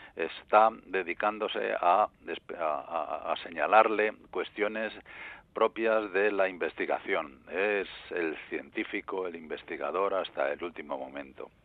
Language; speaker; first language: Spanish; native; Spanish